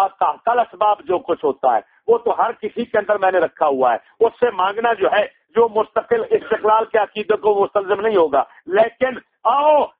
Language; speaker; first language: Urdu; non-native, local second language; Punjabi